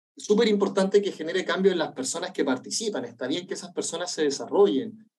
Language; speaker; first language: Spanish; native; Spanish